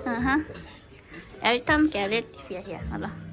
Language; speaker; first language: German; non-native, learner; Korean